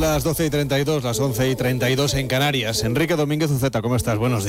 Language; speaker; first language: Spanish; native; Spanish